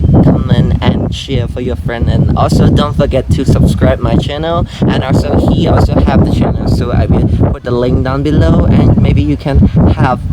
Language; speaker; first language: English; non-native, learner; Chinese